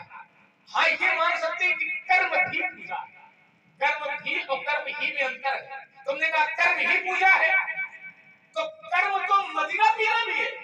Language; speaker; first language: Hindi; native; Hindi